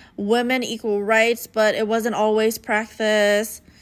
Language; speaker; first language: English; native; English